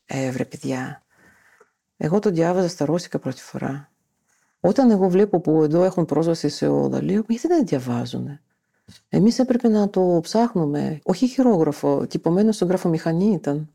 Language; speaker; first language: Greek; non-native, fluent; Russian